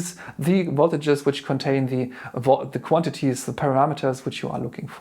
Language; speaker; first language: English; non-native, fluent; German